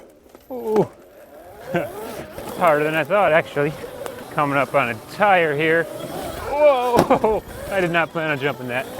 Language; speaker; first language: English; native; English